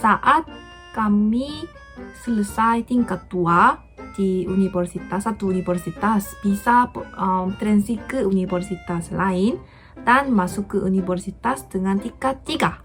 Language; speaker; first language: Indonesian; non-native, fluent; Korean